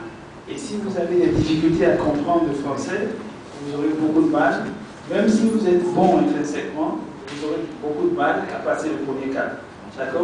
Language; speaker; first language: French; native; French